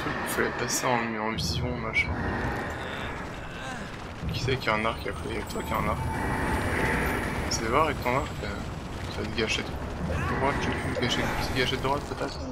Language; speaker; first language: French; native; French